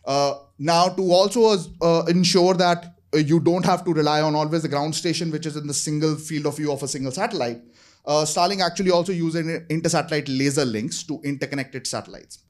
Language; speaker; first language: English; non-native, fluent; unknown